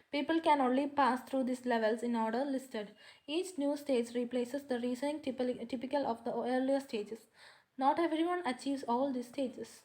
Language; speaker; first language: English; non-native, local second language; Malayalam